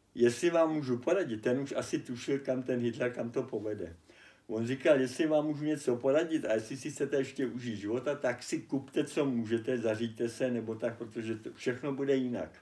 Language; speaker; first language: Czech; early bilingual, other home language; German